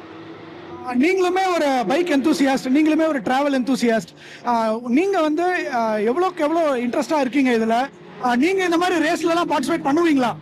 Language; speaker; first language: Tamil; native; Tamil